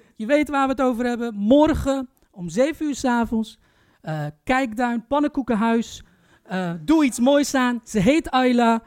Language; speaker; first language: Dutch; early bilingual, other home language; Turkish